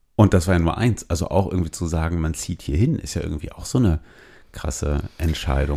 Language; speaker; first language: German; native; German